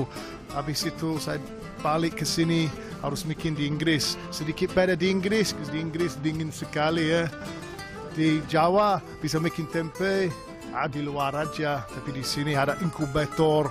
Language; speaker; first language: Indonesian; non-native, learner; English